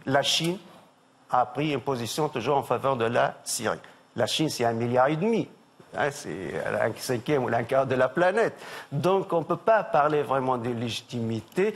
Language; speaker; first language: French; non-native, local second language; Arabic